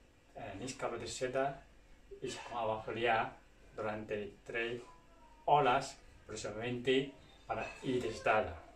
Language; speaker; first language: Spanish; non-native, learner; Chinese